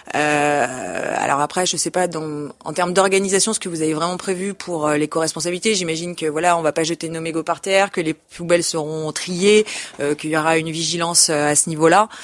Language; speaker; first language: French; native; French